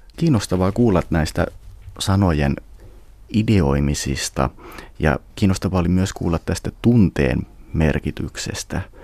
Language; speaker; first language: Finnish; native; Finnish